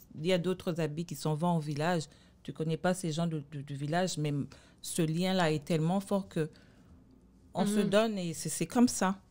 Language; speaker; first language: French; non-native, local second language; Lingala